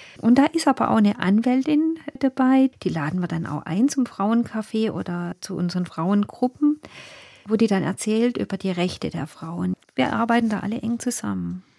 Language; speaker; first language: German; native; German